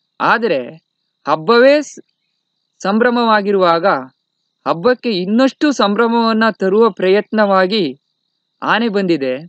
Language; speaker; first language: Kannada; native; Kannada